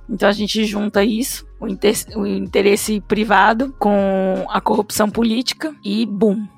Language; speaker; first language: Portuguese; native; Portuguese